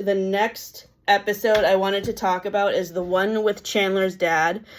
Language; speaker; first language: English; native; English